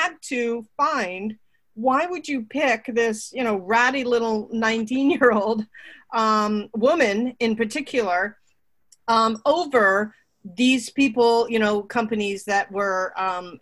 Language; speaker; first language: English; native; English